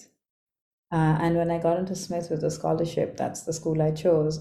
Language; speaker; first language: English; non-native, local second language; Bangla